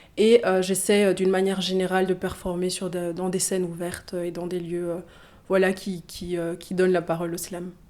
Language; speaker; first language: French; early bilingual, other home language; Swahili